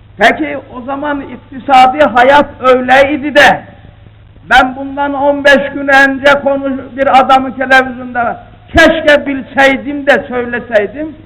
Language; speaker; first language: Turkish; native; Turkish